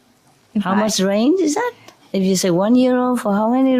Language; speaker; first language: English; non-native, fluent; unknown